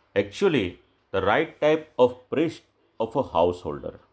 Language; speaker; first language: English; non-native, local second language; Gujarati